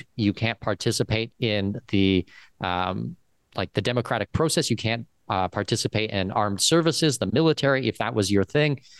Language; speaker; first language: English; native; English